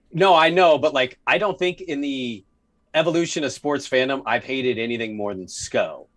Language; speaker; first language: English; native; English